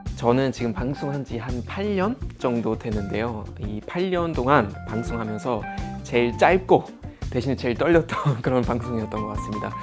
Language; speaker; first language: Korean; non-native, fluent; German